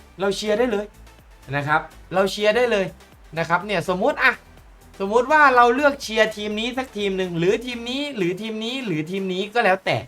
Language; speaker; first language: Thai; native; Thai